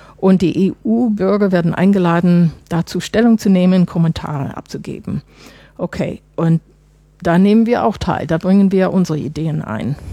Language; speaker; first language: German; non-native, fluent; English